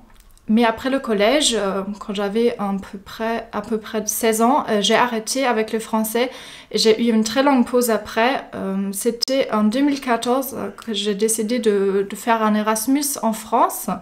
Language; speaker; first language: French; non-native, fluent; German